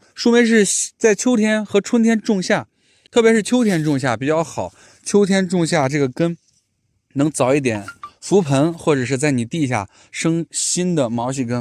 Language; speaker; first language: Chinese; native; Chinese